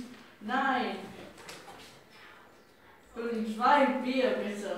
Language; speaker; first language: German; non-native, learner; English